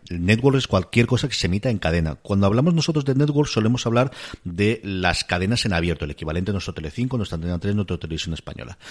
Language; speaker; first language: Spanish; native; Spanish